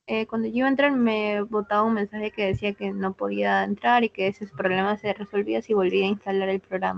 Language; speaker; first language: Spanish; native; Spanish